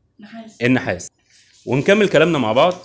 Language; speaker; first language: Arabic; native; Arabic